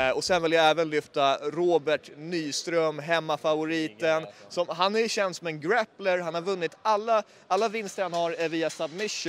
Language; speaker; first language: Swedish; native; Swedish